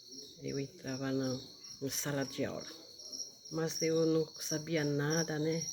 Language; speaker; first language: Portuguese; non-native, local second language; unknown